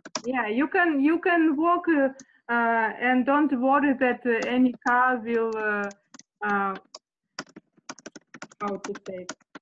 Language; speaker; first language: English; non-native, learner; Russian